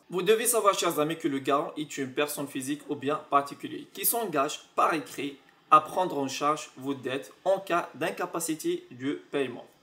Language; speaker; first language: French; non-native, local second language; Arabic